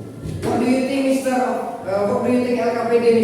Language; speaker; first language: English; non-native, fluent; Indonesian